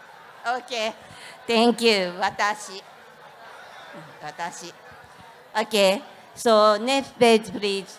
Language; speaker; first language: English; non-native, learner; Japanese